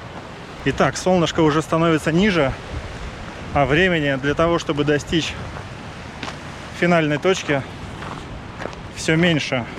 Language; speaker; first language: Russian; native; Russian